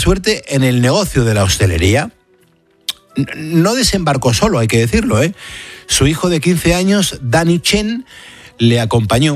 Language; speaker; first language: Spanish; native; Spanish